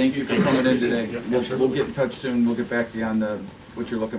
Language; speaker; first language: English; native; English